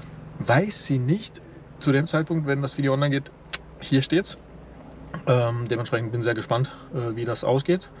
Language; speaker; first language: German; native; German